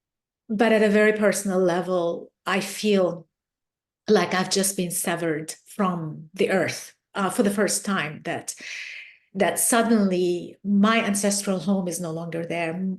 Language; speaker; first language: English; non-native, fluent; Arabic